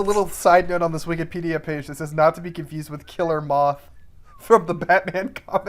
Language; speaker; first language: English; native; English